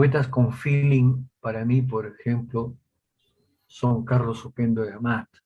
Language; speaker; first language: Spanish; native; Spanish